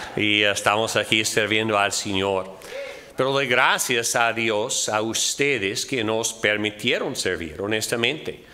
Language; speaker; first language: Spanish; non-native, fluent; English